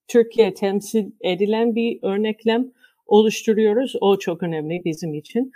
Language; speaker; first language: Turkish; non-native, fluent; English